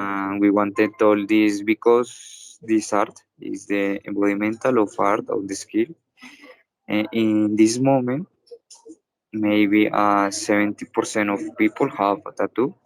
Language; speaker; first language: English; non-native, learner; Spanish